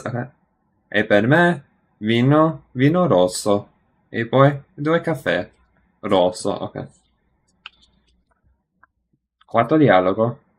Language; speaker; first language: Italian; non-native, learner; English